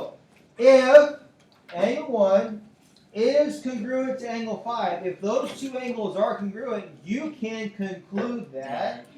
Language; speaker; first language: English; native; English